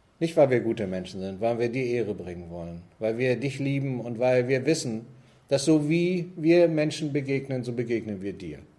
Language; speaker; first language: German; native; German